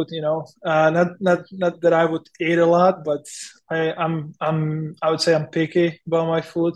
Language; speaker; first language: English; non-native, fluent; Czech